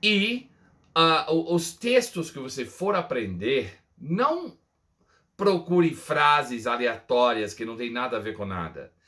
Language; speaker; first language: Portuguese; non-native, fluent; English